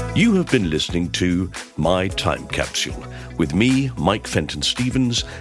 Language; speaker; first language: English; native; English